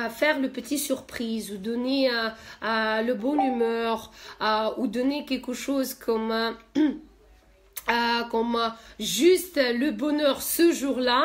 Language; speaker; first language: French; non-native, fluent; Russian